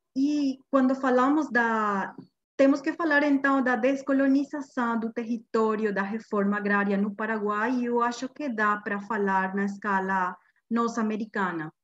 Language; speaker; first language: Portuguese; non-native, fluent; Guarani